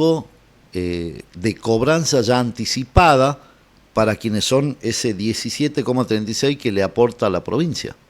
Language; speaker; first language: Spanish; native; Spanish